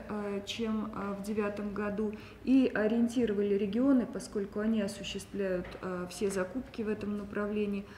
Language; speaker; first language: Russian; native; Russian